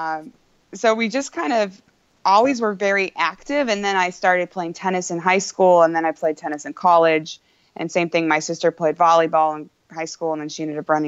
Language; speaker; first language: English; native; English